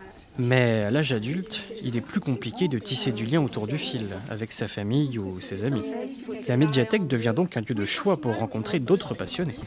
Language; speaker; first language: French; native; French